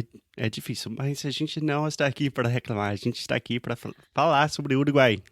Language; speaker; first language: Portuguese; non-native, fluent; English